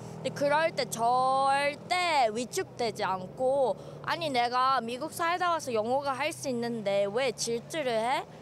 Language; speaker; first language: Korean; non-native, fluent; Japanese